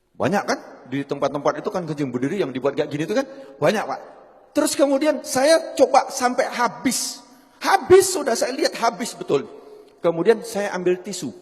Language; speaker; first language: Indonesian; non-native, local second language; Javanese